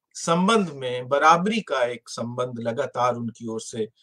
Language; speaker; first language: Hindi; native; Hindi